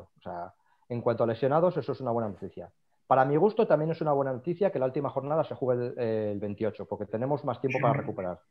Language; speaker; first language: Spanish; native; Spanish